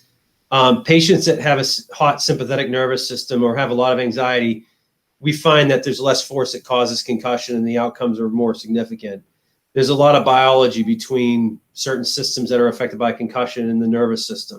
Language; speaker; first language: English; native; English